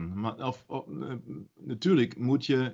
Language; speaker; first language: Dutch; non-native, learner; German